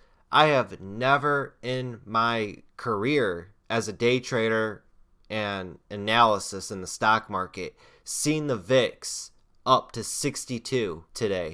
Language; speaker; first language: English; native; English